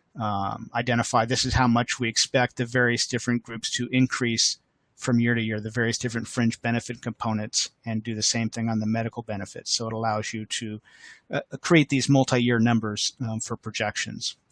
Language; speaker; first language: English; native; English